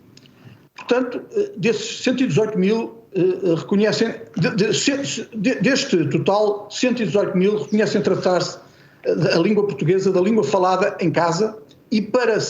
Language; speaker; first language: Portuguese; native; Portuguese